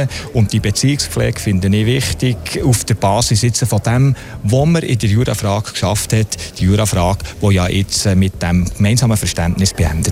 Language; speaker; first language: German; native; German